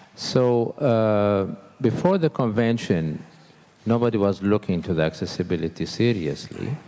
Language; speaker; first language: English; non-native, fluent; Arabic